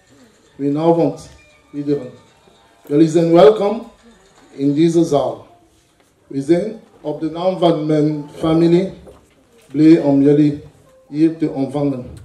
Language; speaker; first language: Dutch; non-native, learner; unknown